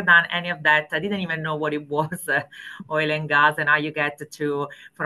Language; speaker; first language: English; non-native, fluent; Italian